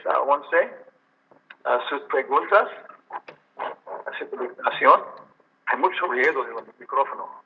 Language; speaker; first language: Spanish; non-native, learner; English